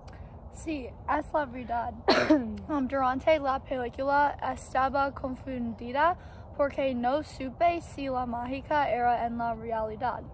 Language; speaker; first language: Spanish; non-native, learner; English